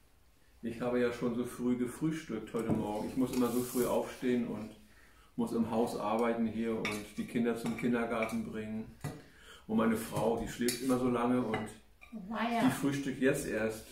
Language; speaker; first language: German; native; German